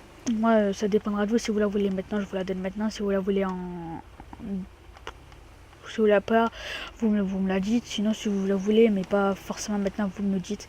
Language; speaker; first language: French; native; French